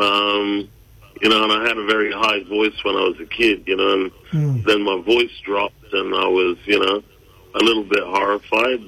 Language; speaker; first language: English; native; English